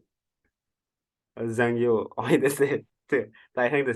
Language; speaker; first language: Japanese; non-native, learner; Indonesian